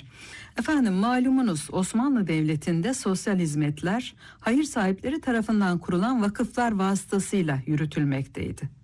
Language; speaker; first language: Turkish; native; Turkish